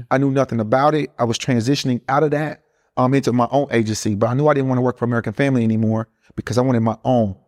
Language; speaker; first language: English; early bilingual, other home language; Spanish